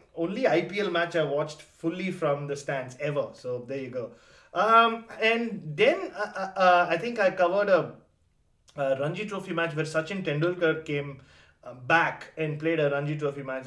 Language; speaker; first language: English; non-native, local second language; Tamil